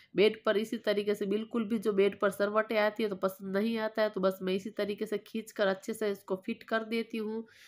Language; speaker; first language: Hindi; non-native, local second language; Gujarati